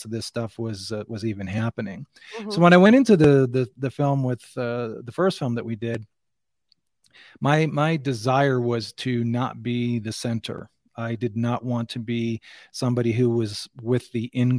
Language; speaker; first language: English; native; English